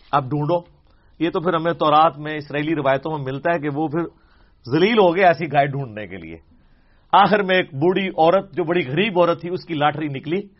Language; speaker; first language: Urdu; non-native, local second language; Punjabi